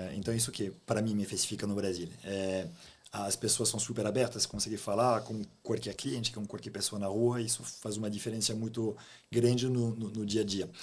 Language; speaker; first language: Portuguese; non-native, fluent; French